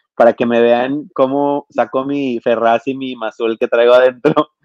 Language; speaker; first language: Spanish; native; Spanish